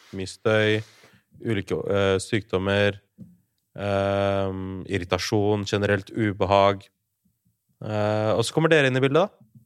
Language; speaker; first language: Norwegian; native; Norwegian